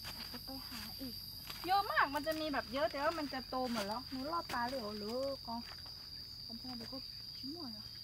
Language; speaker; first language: Thai; non-native, local second language; Hmong